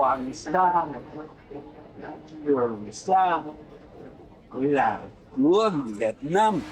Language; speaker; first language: Vietnamese; non-native, fluent; French